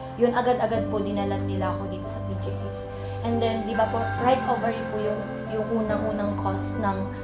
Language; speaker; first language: Filipino; non-native, local second language; Bikol